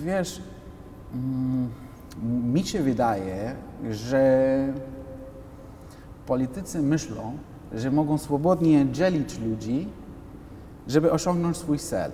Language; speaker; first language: Polish; non-native, fluent; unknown